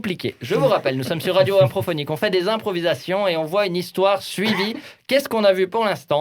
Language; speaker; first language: French; native; French